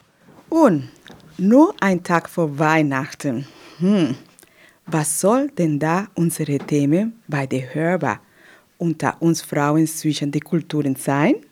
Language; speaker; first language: German; non-native, fluent; Spanish